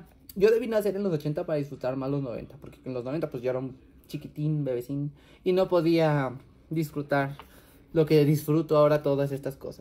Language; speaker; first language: Spanish; native; Spanish